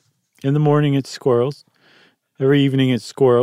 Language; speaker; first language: English; native; English